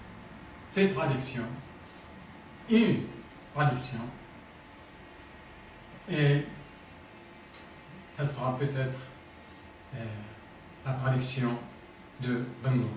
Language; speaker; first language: French; non-native, fluent; Arabic